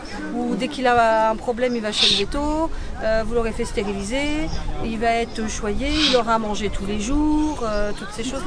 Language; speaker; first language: French; native; French